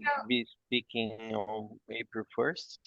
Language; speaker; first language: English; non-native, fluent; Portuguese